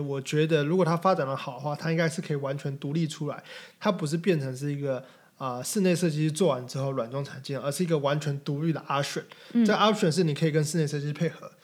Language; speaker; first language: Chinese; native; Chinese